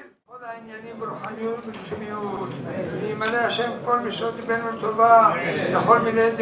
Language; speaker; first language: Hebrew; native; Hebrew